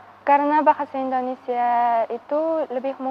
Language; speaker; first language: Indonesian; non-native, learner; Uzbek